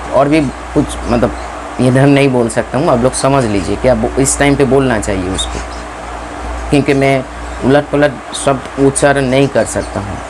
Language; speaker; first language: Hindi; non-native, local second language; Bangla